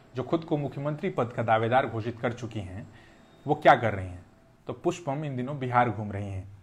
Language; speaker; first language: Hindi; native; Hindi